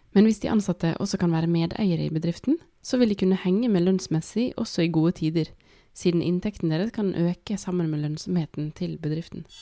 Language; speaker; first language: Norwegian; native; Norwegian